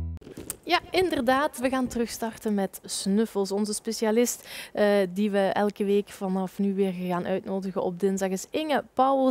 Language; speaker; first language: Dutch; native; Dutch